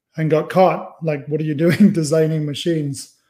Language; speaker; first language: English; native; English